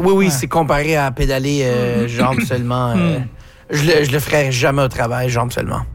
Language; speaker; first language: French; native; French